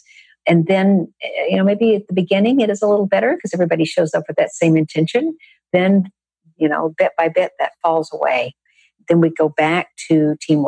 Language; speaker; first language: English; native; English